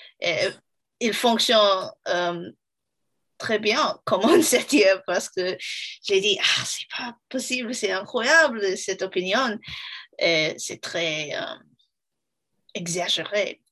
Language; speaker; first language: French; non-native, learner; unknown